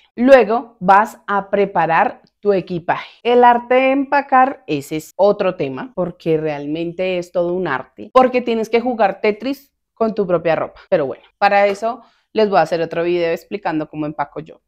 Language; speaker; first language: Spanish; native; Spanish